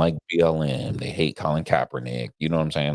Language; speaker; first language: English; native; English